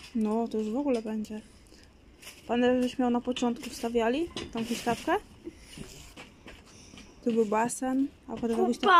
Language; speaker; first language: Polish; native; Polish